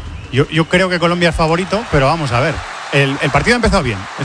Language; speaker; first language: Spanish; native; Spanish